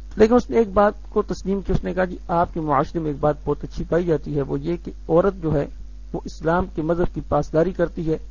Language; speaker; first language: Urdu; native; Urdu